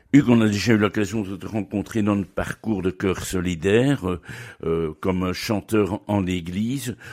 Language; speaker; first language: French; native; French